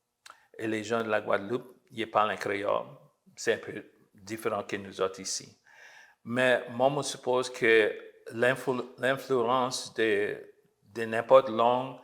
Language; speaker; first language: French; early bilingual, heritage; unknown